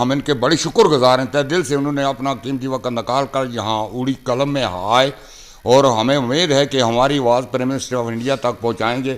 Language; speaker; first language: Urdu; non-native, local second language; Pahari-Potwari